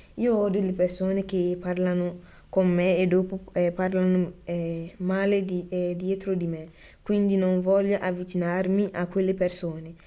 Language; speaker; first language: Italian; early bilingual, other home language; Akan